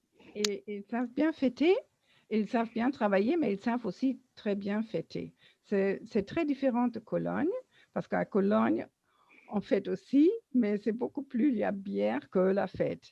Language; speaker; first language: French; non-native, fluent; German